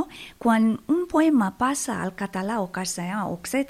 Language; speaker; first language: Catalan; non-native, fluent; Persian